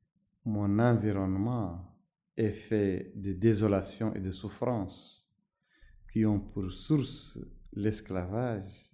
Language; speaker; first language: French; non-native, local second language; Arabic